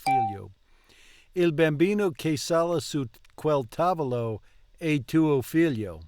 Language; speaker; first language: Italian; non-native, learner; English